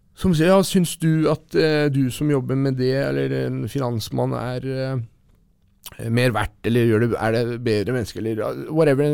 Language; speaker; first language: Norwegian; early bilingual, other home language; Persian